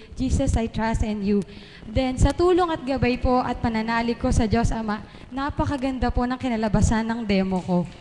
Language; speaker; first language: Filipino; native; Filipino